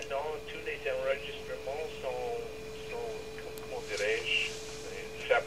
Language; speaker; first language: French; non-native, learner; English